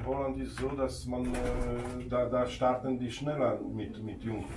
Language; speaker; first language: German; non-native, fluent; Polish